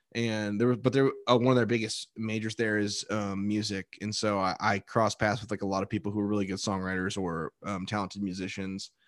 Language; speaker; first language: English; native; English